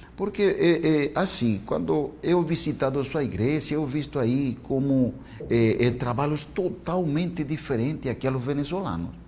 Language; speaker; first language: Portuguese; non-native, fluent; Spanish